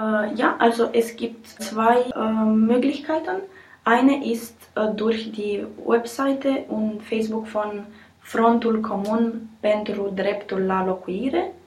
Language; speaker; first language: German; non-native, learner; Romanian